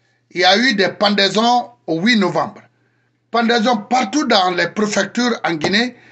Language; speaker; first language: French; non-native, local second language; Susu